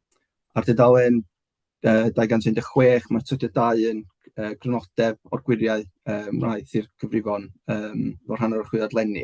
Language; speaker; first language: Welsh; native; Welsh